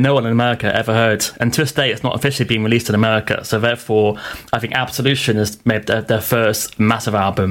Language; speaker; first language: English; native; English